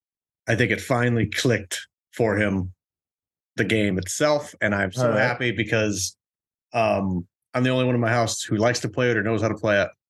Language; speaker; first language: English; native; English